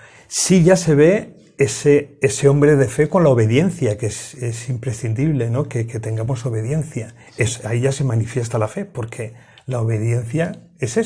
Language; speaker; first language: Spanish; native; Spanish